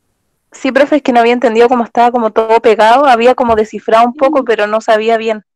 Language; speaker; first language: Spanish; native; Spanish